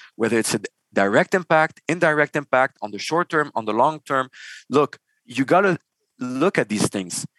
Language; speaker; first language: English; non-native, fluent; Arabic